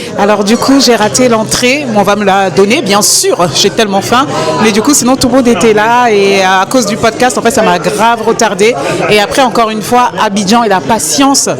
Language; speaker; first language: French; native; French